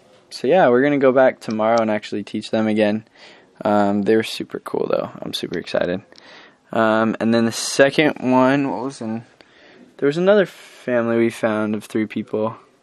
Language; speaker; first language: English; native; English